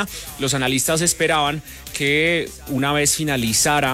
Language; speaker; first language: Spanish; native; Spanish